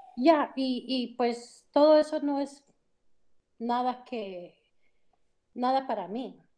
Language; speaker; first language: Spanish; early bilingual, heritage; Spanish